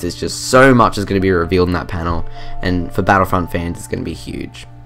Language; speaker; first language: English; native; English